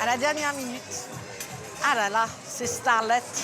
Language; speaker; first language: French; native; French